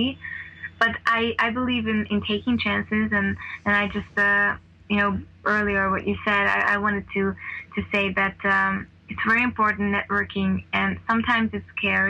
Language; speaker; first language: English; non-native, fluent; Hungarian